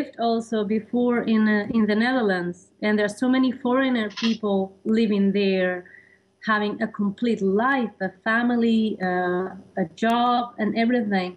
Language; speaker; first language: English; non-native, fluent; Spanish